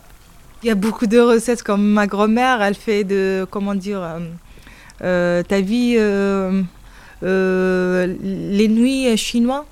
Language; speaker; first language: French; non-native, learner; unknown